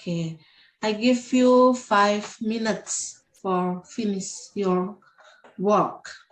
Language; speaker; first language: English; non-native, learner; Indonesian